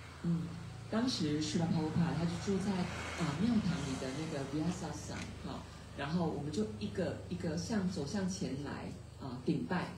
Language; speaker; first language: Chinese; native; Chinese